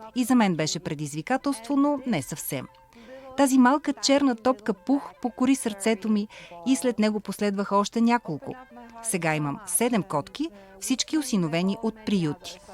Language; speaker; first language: Bulgarian; early bilingual, heritage; Bulgarian